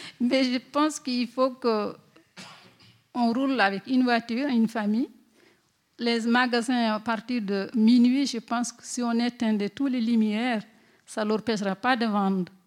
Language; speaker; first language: French; non-native, local second language; Fula